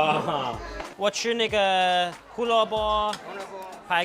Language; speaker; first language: Chinese; non-native, learner; English